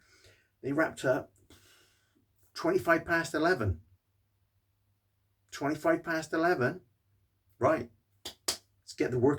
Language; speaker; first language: English; native; English